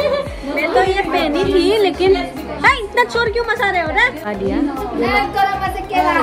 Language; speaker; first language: Hindi; non-native, local second language; Assamese